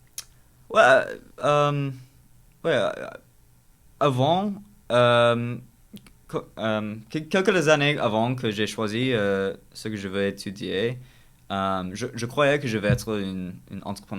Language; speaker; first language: French; non-native, learner; English